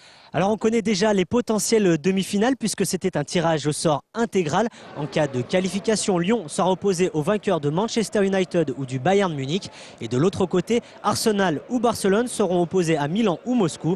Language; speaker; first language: French; native; French